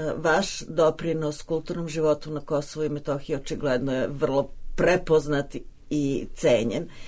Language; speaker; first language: Serbian; native; Serbian